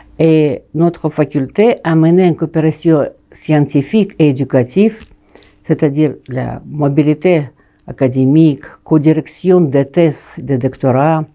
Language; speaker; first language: French; non-native, fluent; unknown